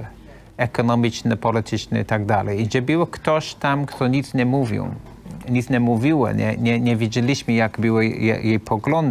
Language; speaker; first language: Polish; non-native, learner; English